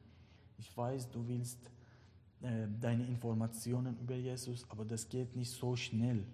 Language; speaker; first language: German; non-native, learner; Persian